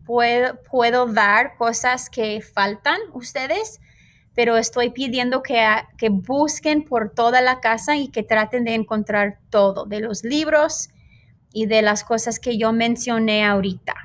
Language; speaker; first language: Spanish; non-native, fluent; English